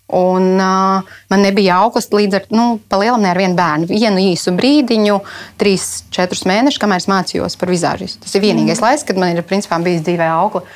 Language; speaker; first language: Latvian; native; Latvian